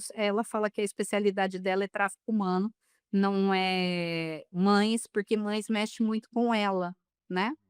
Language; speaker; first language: Portuguese; native; Portuguese